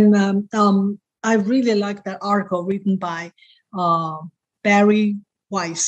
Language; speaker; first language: English; non-native, fluent; Chinese